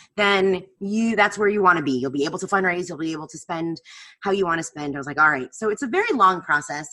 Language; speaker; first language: English; native; English